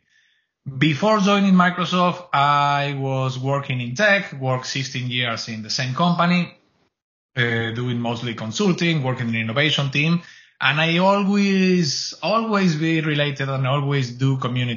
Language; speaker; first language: English; non-native, fluent; Spanish